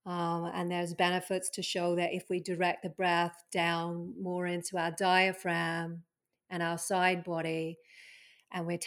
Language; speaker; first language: English; native; English